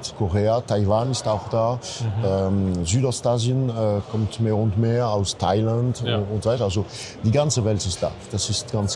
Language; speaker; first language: German; non-native, fluent; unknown